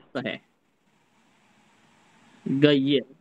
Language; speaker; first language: Arabic; non-native, fluent; Indonesian